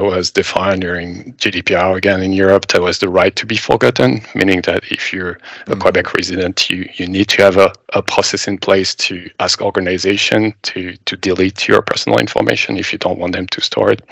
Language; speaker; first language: English; non-native, fluent; French